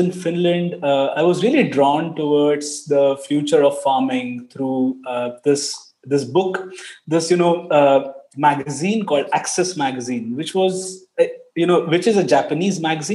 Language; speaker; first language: English; non-native, local second language; Marathi